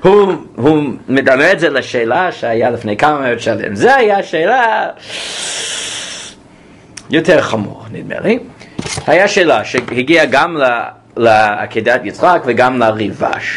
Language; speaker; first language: Hebrew; non-native, fluent; English